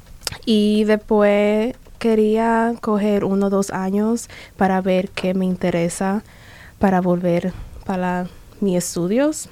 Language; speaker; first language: Spanish; early bilingual, other home language; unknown